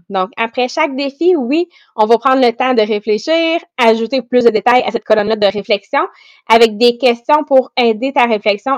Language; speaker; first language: French; native; French